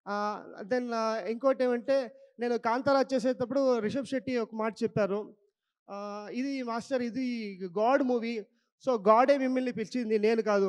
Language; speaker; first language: Telugu; non-native, local second language; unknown